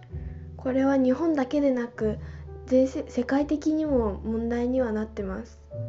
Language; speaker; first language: Japanese; non-native, fluent; Chinese